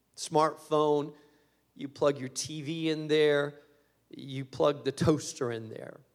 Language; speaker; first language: English; early bilingual, other home language; Spanish